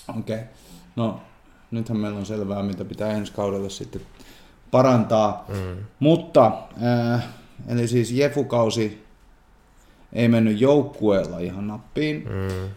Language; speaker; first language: Finnish; native; Finnish